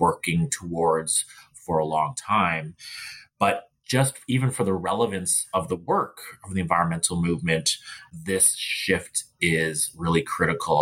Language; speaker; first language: English; native; English